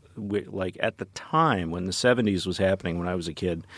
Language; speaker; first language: English; native; English